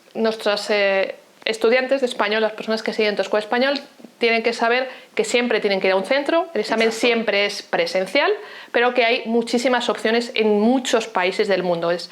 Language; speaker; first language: Spanish; native; Spanish